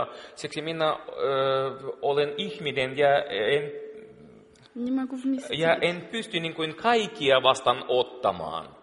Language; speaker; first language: Finnish; non-native, fluent; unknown